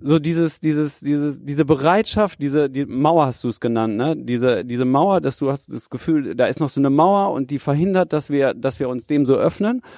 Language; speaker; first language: German; native; German